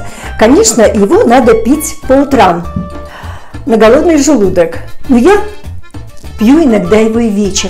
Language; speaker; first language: Russian; native; Russian